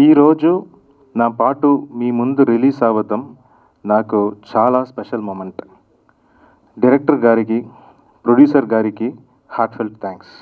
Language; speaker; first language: Telugu; non-native, learner; Kannada